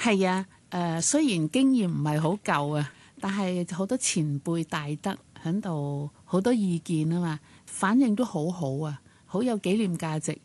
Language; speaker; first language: Chinese; non-native, local second language; Cantonese